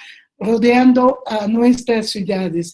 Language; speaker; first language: Spanish; native; Spanish